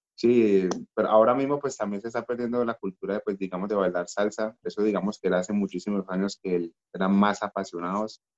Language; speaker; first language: Spanish; native; Spanish